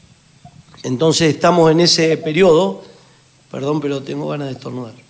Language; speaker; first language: Spanish; native; Spanish